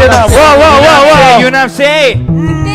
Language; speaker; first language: English; non-native, learner; Korean